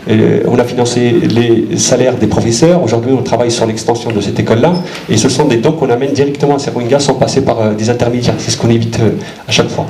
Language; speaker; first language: French; native; French